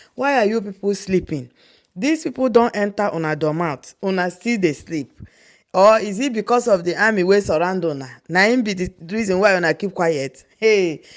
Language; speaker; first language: Nigerian Pidgin; non-native, local second language; Igbo